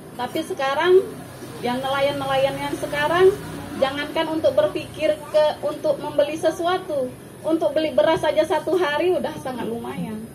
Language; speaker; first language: Indonesian; native; Indonesian